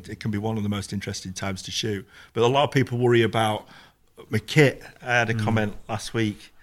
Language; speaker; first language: English; native; English